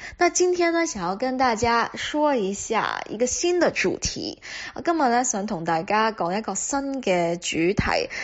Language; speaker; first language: Chinese; non-native, local second language; Cantonese